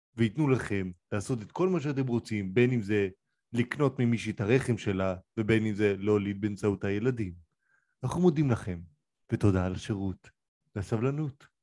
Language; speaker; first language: Hebrew; native; Hebrew